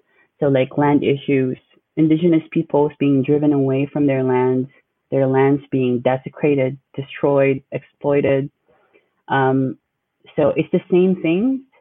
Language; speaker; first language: English; non-native, local second language; Filipino